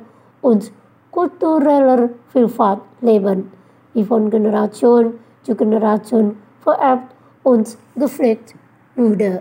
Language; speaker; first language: German; non-native, fluent; Indonesian